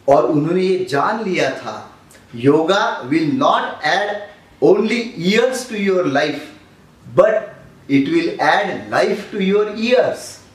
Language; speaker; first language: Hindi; non-native, local second language; Marathi